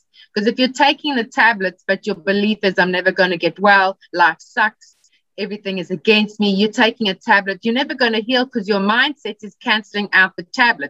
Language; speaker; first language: English; native; English